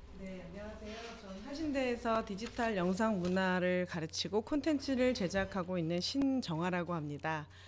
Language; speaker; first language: Korean; native; Korean